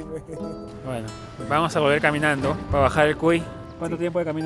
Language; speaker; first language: Spanish; native; Spanish